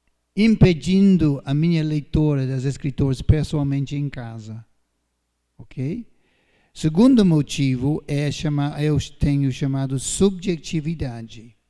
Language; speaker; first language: Portuguese; non-native, fluent; English